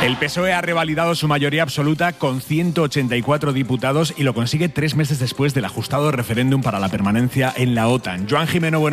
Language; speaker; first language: Spanish; native; Spanish